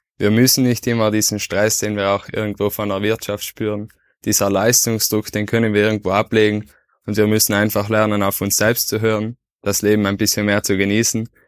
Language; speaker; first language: German; native; German